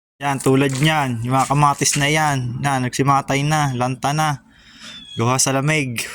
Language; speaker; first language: Filipino; native; Filipino